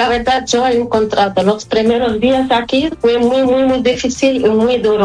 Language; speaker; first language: Spanish; non-native, fluent; Arabic